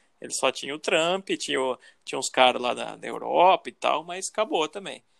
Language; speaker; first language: Portuguese; native; Portuguese